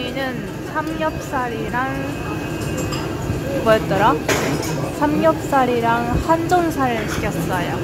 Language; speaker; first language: Korean; non-native, fluent; Japanese